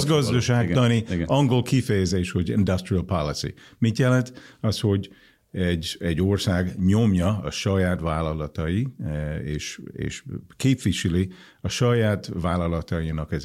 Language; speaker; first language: Hungarian; non-native, fluent; English